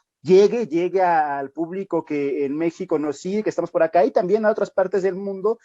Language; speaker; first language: Spanish; native; Spanish